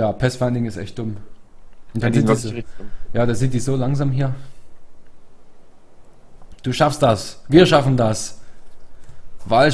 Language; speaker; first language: German; native; German